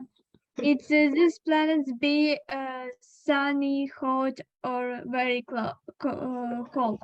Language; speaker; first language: English; non-native, learner; Ukrainian